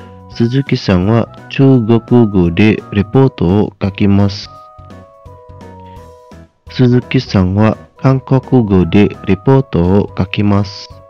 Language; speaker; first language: Japanese; non-native, fluent; Indonesian